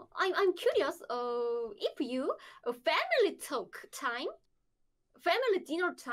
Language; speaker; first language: English; non-native, learner; Korean